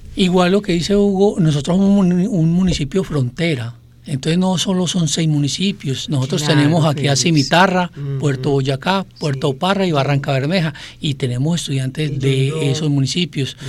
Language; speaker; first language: Spanish; native; Spanish